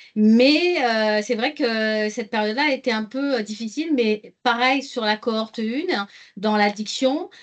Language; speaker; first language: French; native; French